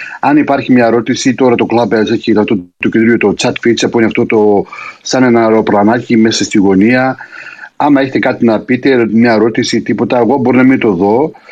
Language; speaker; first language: Greek; early bilingual, heritage; Greek